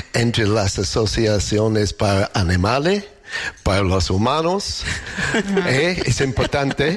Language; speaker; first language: Spanish; non-native, fluent; English